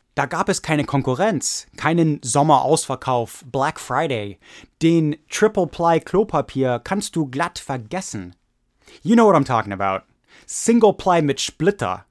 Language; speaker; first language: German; non-native, fluent; English